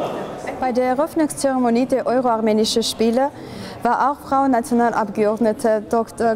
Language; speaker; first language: German; non-native, fluent; Armenian